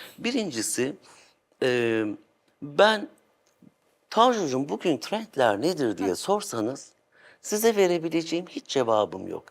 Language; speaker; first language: Turkish; native; Turkish